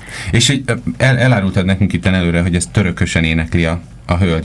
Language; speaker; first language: Hungarian; native; Hungarian